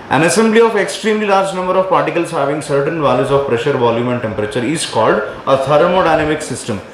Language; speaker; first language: English; non-native, local second language; Kannada